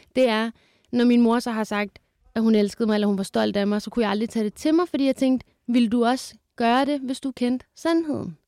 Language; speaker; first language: Danish; early bilingual, other home language; Kurdish